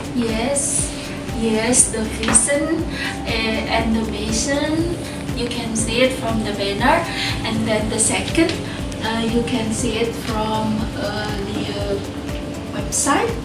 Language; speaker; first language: English; non-native, fluent; Indonesian